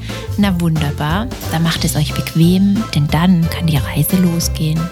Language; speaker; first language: German; native; German